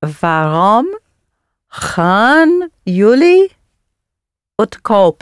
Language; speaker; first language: Dutch; non-native, learner; English